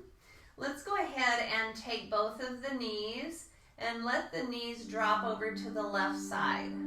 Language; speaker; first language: English; native; English